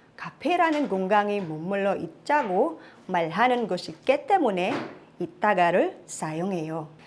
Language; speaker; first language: Korean; non-native, fluent; Filipino